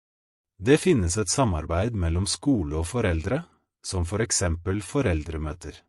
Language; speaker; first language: Norwegian; non-native, fluent; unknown